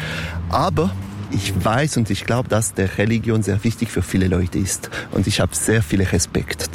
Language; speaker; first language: German; non-native, local second language; French